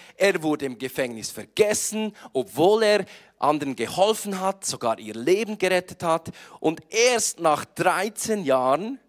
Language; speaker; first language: German; native; German